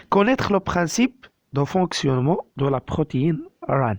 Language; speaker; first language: French; non-native, local second language; Arabic